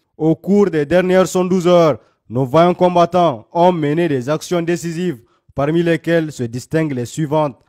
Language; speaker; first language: French; non-native, local second language; Hausa